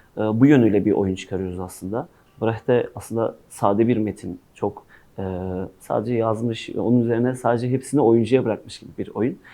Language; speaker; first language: Turkish; non-native, local second language; Kurdish